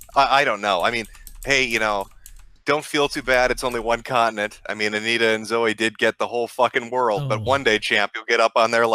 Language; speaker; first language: English; native; English